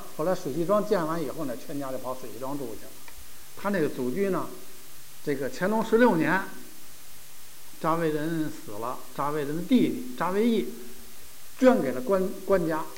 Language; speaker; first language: Chinese; native; Chinese